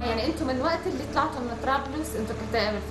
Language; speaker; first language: Arabic; native; Arabic